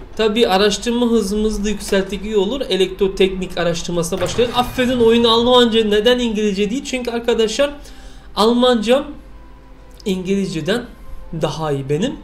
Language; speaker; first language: Turkish; early bilingual, heritage; Turkish